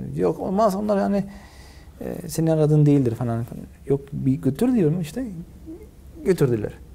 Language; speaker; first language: Turkish; non-native, fluent; Spanish